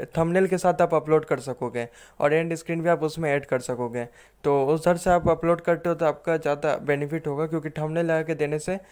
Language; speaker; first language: Hindi; native; Hindi